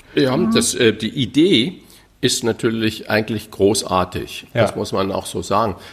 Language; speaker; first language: German; native; German